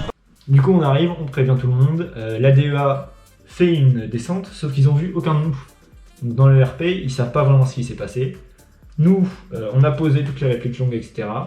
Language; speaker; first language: French; native; French